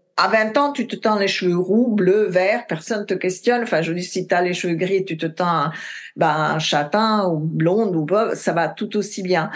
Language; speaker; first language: French; non-native, fluent; Italian